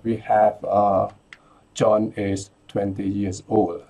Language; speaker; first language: English; non-native, fluent; Indonesian